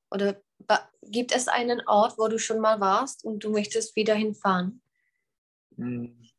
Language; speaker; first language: German; non-native, fluent; Czech